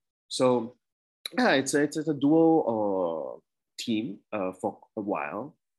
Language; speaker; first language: English; early bilingual, other home language; Indonesian